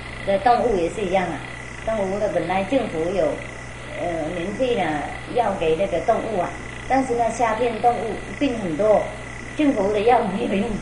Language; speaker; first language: Chinese; non-native, fluent; Vietnamese